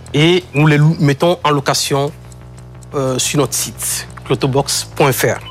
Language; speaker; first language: French; non-native, local second language; Ewe